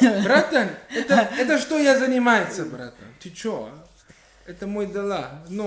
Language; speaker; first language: Russian; non-native, fluent; English